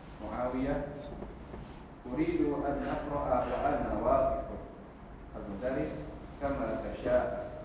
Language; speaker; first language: Arabic; non-native, learner; Indonesian